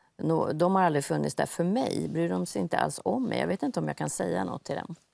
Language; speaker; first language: Swedish; native; Swedish